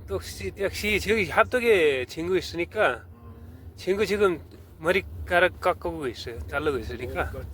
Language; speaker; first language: Korean; non-native, learner; Nepali